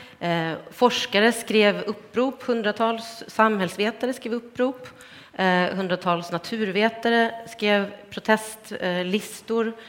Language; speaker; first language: Swedish; native; Swedish